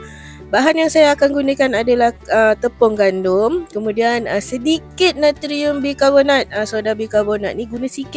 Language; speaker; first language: Malay; native; Malay